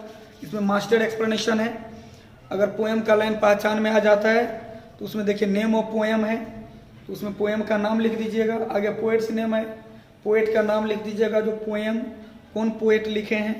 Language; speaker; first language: Hindi; native; Hindi